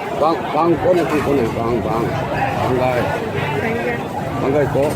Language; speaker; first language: Vietnamese; non-native, learner; Korean